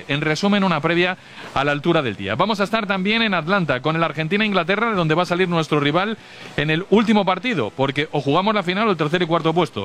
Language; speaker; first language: Spanish; native; Spanish